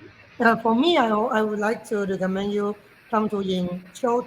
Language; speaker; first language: English; non-native, learner; Chinese